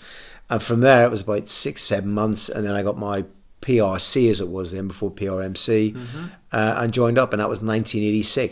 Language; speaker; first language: English; native; English